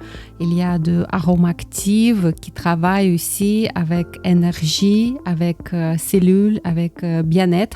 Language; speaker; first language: French; non-native, learner; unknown